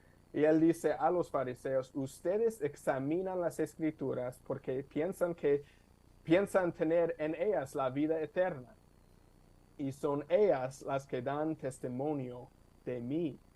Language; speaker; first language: Spanish; non-native, fluent; English